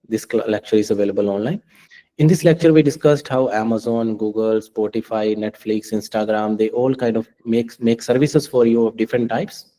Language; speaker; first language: English; non-native, local second language; Punjabi